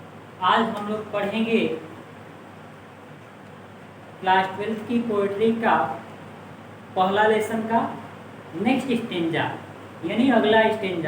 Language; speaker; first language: Hindi; native; Hindi